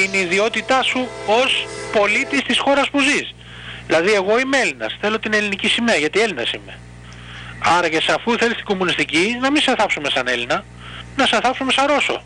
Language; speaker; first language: Greek; native; Greek